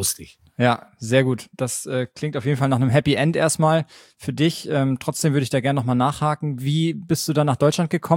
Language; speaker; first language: German; native; German